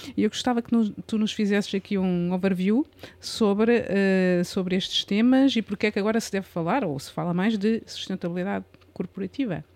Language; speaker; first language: Portuguese; native; Portuguese